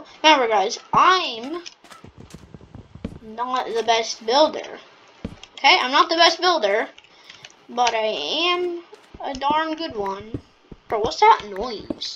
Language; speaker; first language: English; native; English